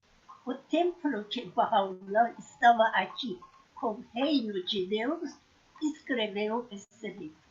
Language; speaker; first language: Portuguese; non-native, fluent; Persian